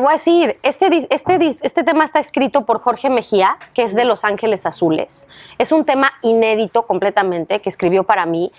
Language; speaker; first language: Spanish; native; Spanish